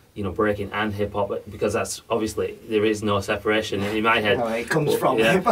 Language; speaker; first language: English; native; English